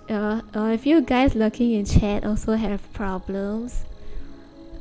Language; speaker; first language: English; native; English